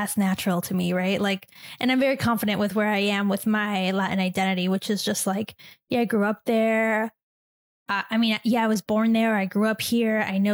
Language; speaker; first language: English; native; English